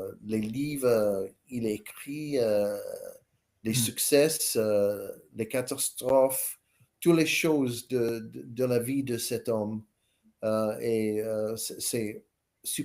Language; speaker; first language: French; non-native, learner; English